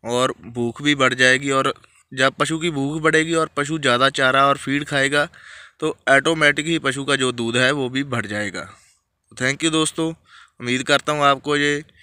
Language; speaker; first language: Hindi; non-native, local second language; Punjabi